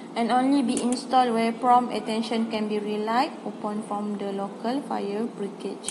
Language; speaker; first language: English; non-native, local second language; Malay